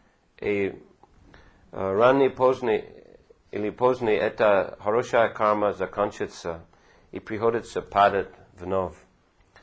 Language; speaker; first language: Russian; non-native, fluent; English